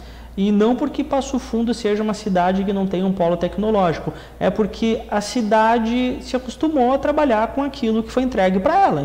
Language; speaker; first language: Portuguese; native; Portuguese